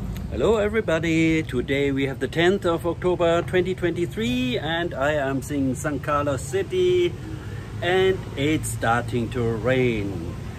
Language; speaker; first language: English; non-native, fluent; German